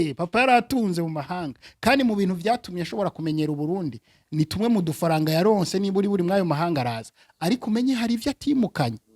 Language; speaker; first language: Rundi; early bilingual, heritage; Rundi